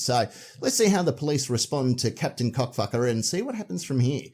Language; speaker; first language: English; native; English